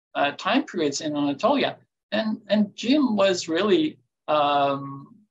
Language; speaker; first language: English; non-native, fluent; Turkish